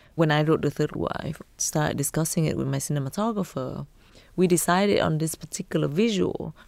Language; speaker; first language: English; non-native, fluent; Vietnamese